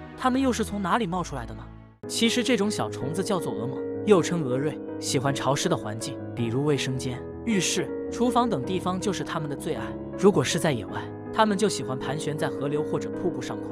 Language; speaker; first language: Chinese; native; Chinese